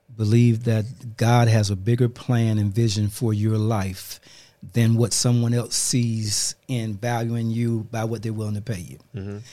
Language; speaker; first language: English; native; English